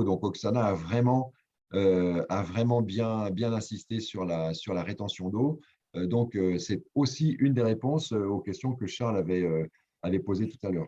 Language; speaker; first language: French; native; French